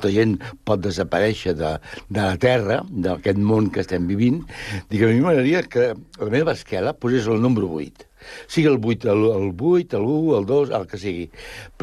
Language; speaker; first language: Catalan; native; Catalan